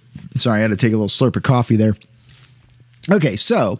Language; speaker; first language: English; native; English